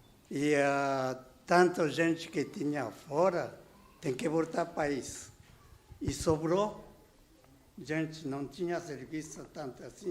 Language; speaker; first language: Portuguese; non-native, learner; Japanese